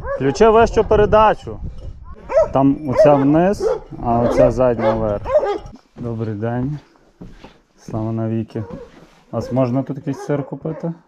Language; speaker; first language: Ukrainian; native; Ukrainian